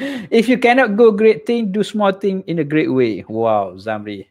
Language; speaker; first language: English; non-native, local second language; Malay